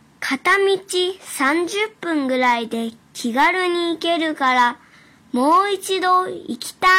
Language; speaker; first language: Japanese; early bilingual, other home language; Chinese